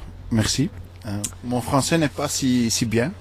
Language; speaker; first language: French; non-native, local second language; Dutch